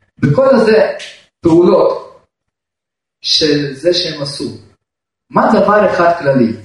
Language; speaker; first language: Hebrew; non-native, fluent; Russian